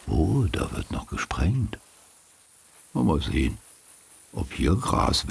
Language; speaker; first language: German; native; German